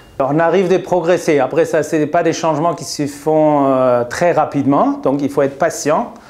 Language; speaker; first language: French; non-native, fluent; German